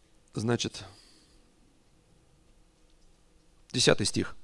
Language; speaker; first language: Russian; native; Russian